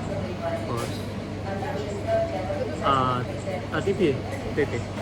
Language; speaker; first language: Russian; non-native, learner; Indonesian